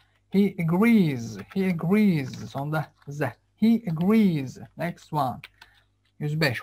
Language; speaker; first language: English; non-native, fluent; Azerbaijani